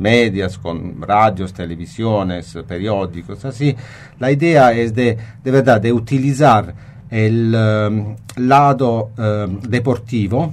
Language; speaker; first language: Spanish; non-native, fluent; Italian